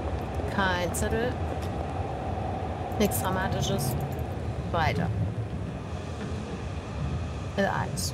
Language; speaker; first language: German; native; German